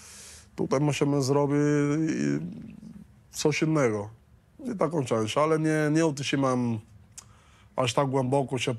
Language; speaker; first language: Polish; non-native, learner; Spanish